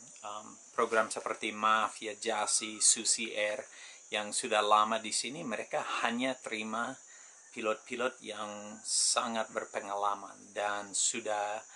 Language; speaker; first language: Indonesian; non-native, fluent; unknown